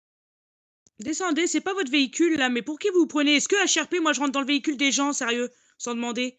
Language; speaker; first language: French; native; French